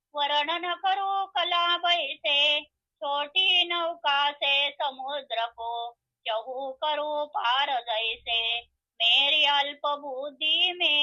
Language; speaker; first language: Hindi; non-native, local second language; Marathi